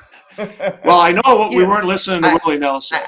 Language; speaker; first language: English; native; English